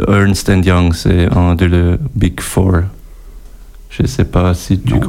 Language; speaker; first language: French; non-native, local second language; German